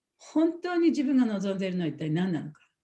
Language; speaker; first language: Japanese; native; Japanese